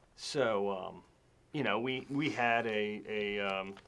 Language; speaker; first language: English; native; English